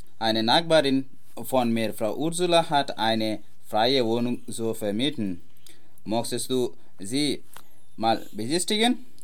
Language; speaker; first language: German; non-native, learner; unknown